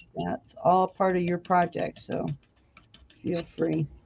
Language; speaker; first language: English; native; English